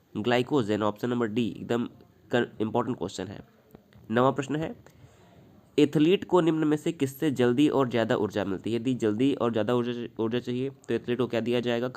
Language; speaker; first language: Hindi; native; Hindi